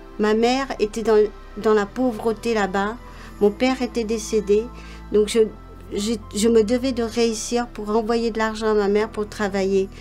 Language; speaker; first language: French; non-native, local second language; Morisyen